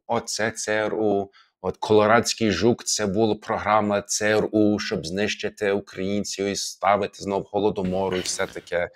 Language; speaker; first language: Ukrainian; non-native, fluent; English